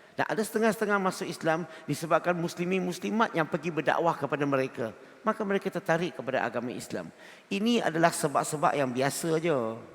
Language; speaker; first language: Malay; non-native, local second language; Chinese